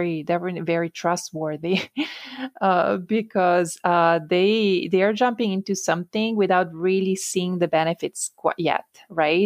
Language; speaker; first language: English; non-native, fluent; Italian